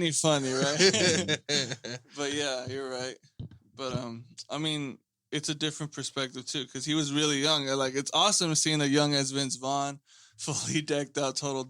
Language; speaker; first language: English; native; English